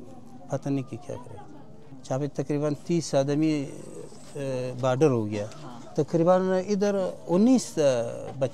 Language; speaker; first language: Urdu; non-native, learner; Pashto